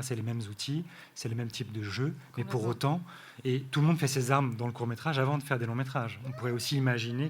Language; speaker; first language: French; native; French